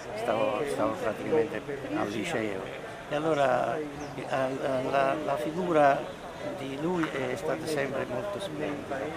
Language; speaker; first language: Italian; native; Italian